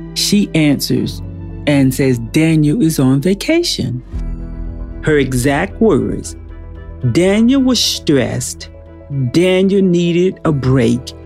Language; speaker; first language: English; native; English